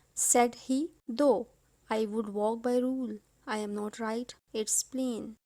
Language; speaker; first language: English; non-native, local second language; Urdu